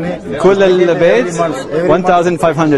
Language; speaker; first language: Arabic; non-native, learner; English